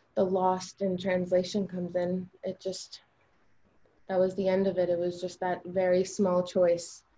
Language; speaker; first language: English; early bilingual, other home language; Albanian